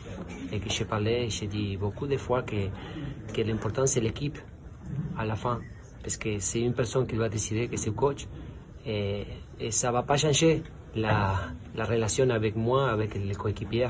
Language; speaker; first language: French; non-native, fluent; Spanish